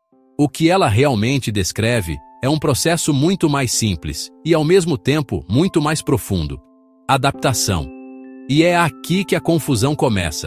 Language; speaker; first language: Portuguese; native; Portuguese